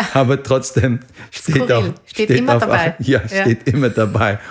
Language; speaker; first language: German; non-native, fluent; English